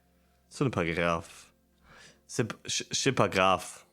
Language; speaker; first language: French; non-native, learner; German